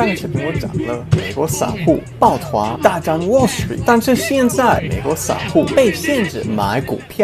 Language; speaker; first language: Chinese; non-native, fluent; English